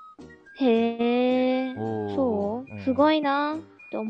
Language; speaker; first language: Japanese; non-native, learner; Filipino